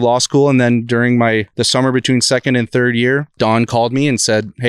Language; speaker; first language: English; non-native, fluent; French